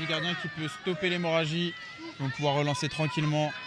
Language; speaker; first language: French; native; French